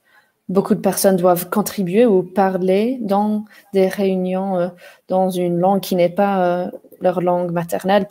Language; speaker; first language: French; non-native, fluent; English